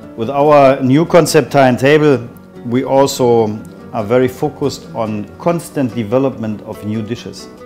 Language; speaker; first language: English; non-native, fluent; German